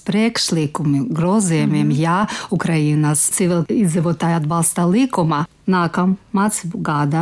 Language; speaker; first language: Latvian; non-native, learner; Ukrainian